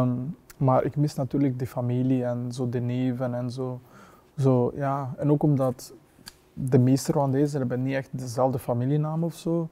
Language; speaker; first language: Dutch; non-native, fluent; Kinyarwanda